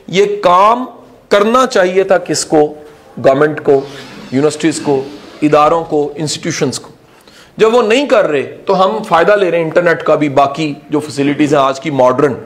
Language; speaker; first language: Urdu; non-native, local second language; Punjabi